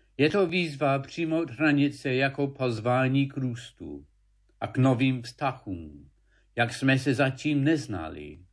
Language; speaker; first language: Czech; non-native, fluent; English